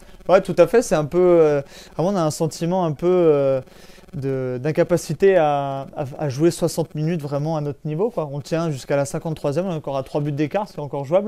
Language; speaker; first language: French; native; French